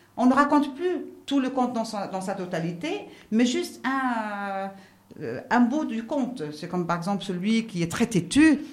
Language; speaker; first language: French; non-native, local second language; Arabic